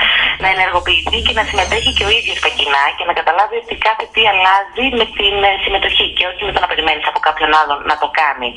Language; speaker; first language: Greek; native; Greek